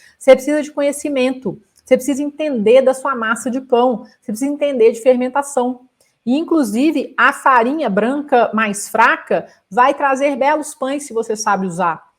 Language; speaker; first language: Portuguese; native; Portuguese